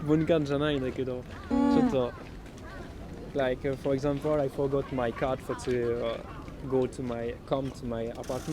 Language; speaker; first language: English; non-native, learner; French